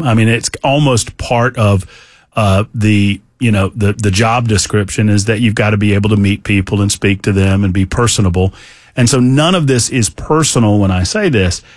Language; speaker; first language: English; native; English